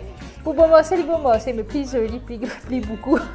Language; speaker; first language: French; non-native, local second language; Morisyen